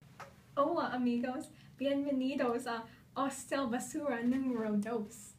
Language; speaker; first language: Spanish; non-native, learner; English